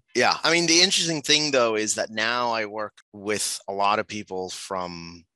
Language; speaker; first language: English; non-native, fluent; Spanish